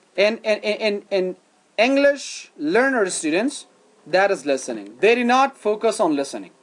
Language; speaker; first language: English; non-native, fluent; Persian